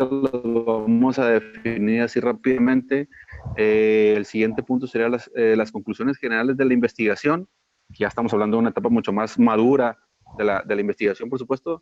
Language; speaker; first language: Spanish; native; Spanish